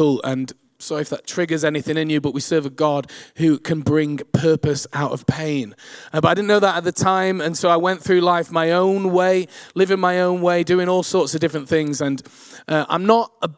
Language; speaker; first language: English; native; English